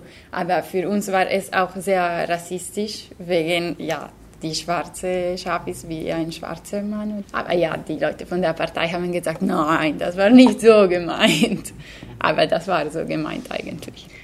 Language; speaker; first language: German; non-native, fluent; Slovenian